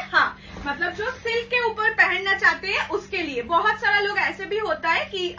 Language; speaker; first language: Hindi; non-native, local second language; Bangla